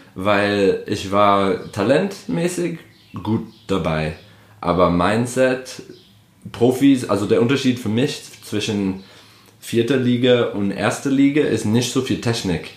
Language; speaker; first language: German; non-native, fluent; English